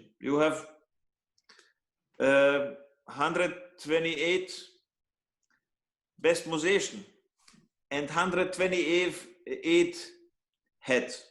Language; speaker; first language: English; non-native, learner; Hungarian